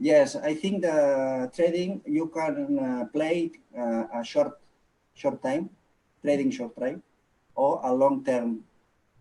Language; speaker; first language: English; non-native, local second language; Catalan